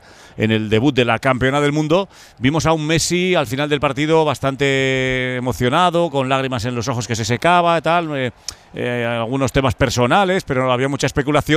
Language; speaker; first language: Spanish; native; Spanish